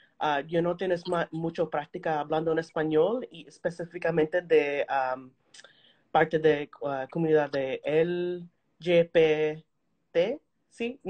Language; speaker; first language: Spanish; early bilingual, heritage; Spanish